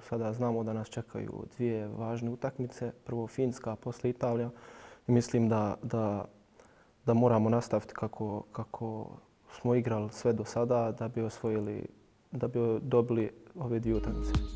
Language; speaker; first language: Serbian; early bilingual, heritage; Bosnian